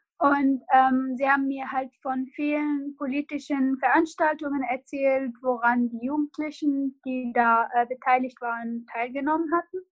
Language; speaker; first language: German; non-native, fluent; Arabic